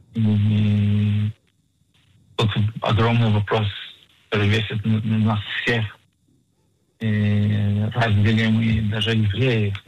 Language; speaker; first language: Russian; early bilingual, other home language; Hebrew